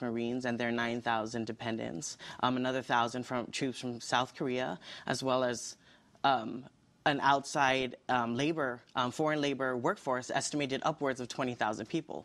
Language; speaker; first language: English; native; English